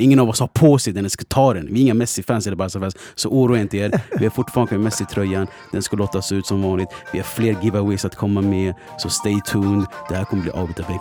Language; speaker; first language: Swedish; native; Swedish